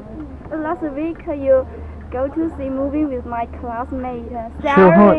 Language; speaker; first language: English; non-native, learner; Chinese